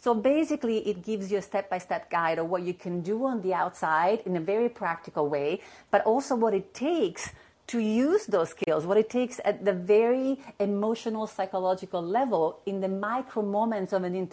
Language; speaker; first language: English; non-native, fluent; Italian